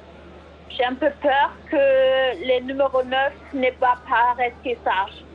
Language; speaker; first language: French; non-native, fluent; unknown